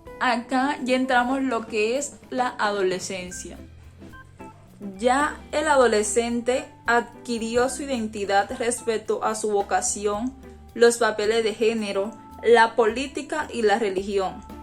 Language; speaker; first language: Spanish; native; Spanish